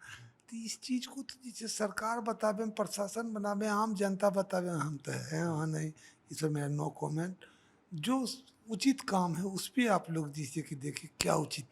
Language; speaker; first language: Hindi; native; Hindi